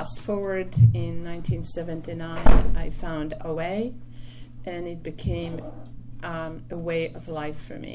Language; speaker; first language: English; non-native, fluent; Polish